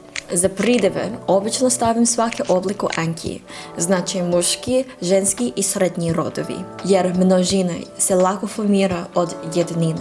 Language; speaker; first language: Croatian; non-native, fluent; English